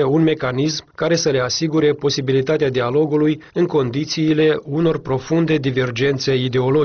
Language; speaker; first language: Romanian; native; Romanian